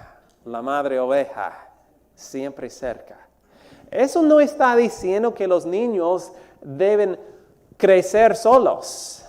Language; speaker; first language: Spanish; non-native, fluent; English